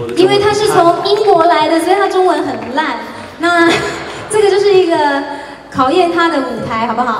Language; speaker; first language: Chinese; native; Chinese